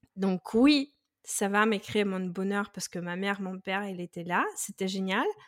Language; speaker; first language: French; non-native, fluent; Russian